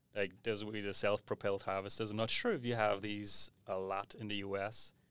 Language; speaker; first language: English; non-native, fluent; German